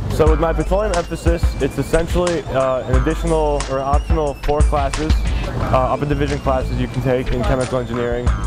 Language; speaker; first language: English; native; English